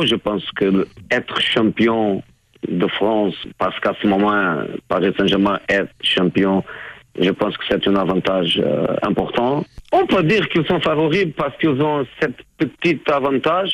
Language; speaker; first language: French; non-native, fluent; Portuguese